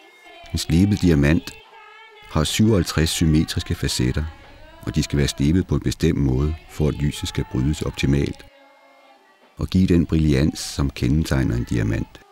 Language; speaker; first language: Danish; native; Danish